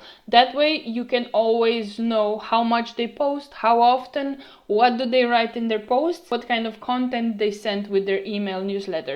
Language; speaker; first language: English; non-native, fluent; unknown